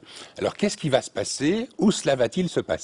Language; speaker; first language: French; native; French